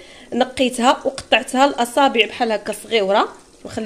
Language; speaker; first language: Arabic; native; Arabic